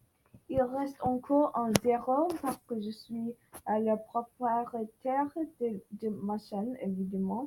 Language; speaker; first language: French; non-native, learner; English